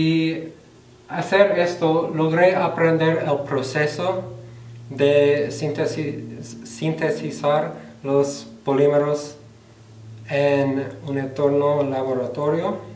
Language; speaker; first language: Spanish; non-native, fluent; English